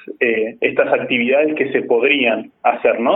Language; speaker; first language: Spanish; native; Spanish